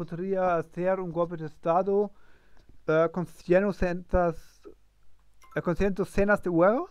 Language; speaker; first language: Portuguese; non-native, learner; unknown